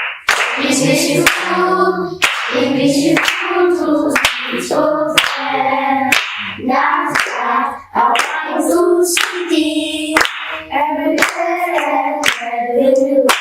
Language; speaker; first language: English; non-native, learner; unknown